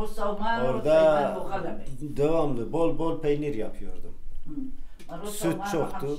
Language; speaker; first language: Turkish; non-native, local second language; Turoyo